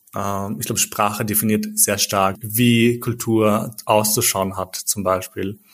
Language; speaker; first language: German; early bilingual, other home language; Albanian